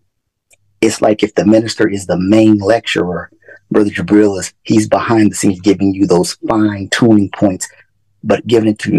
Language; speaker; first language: English; native; English